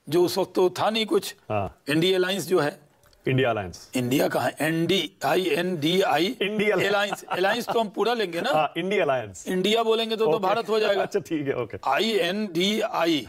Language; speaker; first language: Hindi; native; Hindi